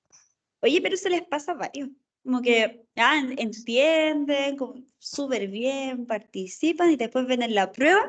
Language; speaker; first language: Spanish; native; Spanish